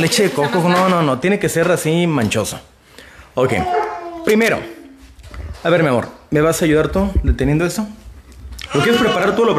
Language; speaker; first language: Spanish; native; Spanish